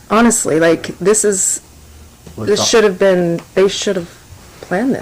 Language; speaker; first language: English; native; English